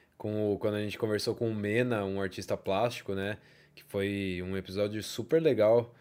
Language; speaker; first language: Portuguese; native; Portuguese